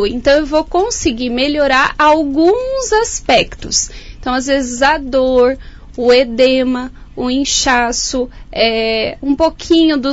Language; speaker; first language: Portuguese; native; Portuguese